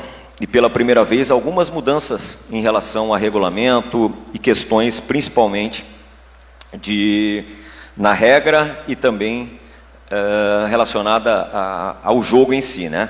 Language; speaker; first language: Portuguese; native; Portuguese